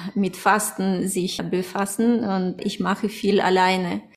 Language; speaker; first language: German; early bilingual, other home language; Russian